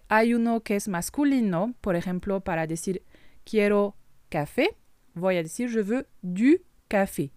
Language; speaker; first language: Spanish; non-native, fluent; French